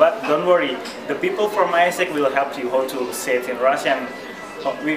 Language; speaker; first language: English; non-native, learner; Indonesian